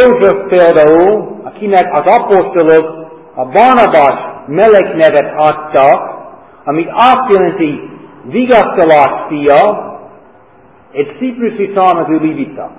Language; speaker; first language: Hungarian; non-native, learner; English